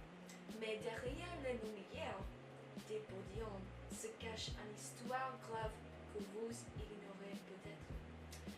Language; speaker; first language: French; non-native, learner; English